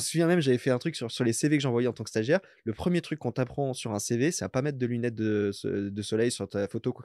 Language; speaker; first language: French; native; French